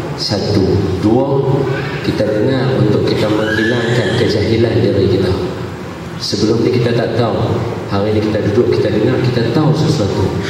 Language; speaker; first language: Malay; native; Malay